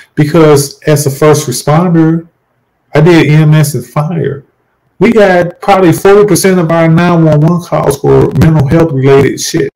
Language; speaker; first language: English; native; English